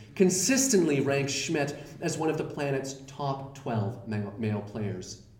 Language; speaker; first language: English; native; English